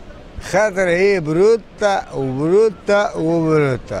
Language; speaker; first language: Arabic; native; Arabic